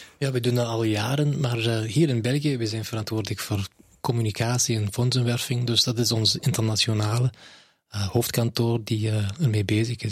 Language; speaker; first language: Dutch; non-native, fluent; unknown